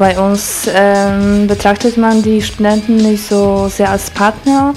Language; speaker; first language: German; non-native, fluent; Polish